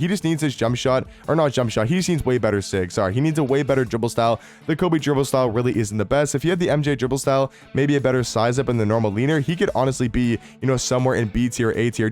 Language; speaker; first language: English; native; English